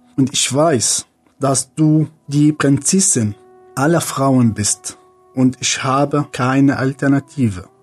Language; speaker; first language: German; non-native, fluent; Arabic